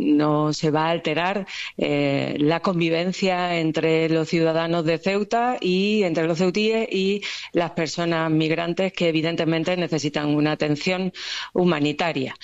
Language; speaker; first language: Spanish; native; Spanish